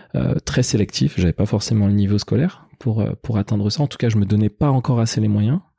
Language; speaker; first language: French; native; French